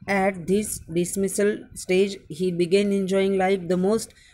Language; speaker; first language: English; non-native, local second language; Marathi